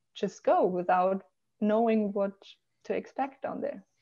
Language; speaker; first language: English; non-native, fluent; German